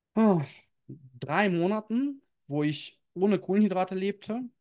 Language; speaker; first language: German; early bilingual, other home language; Russian